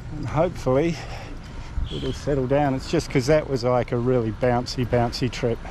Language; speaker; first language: English; native; English